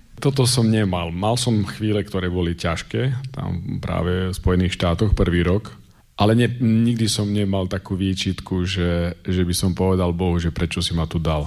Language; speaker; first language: Slovak; native; Slovak